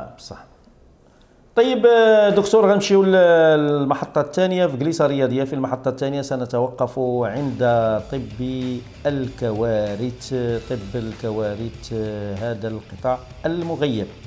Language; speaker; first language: Arabic; native; Arabic